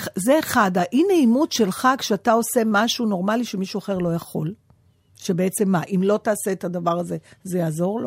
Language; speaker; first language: Hebrew; native; Hebrew